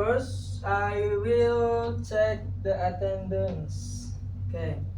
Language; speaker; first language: English; non-native, learner; Indonesian